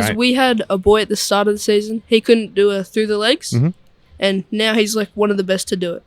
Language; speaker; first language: English; native; English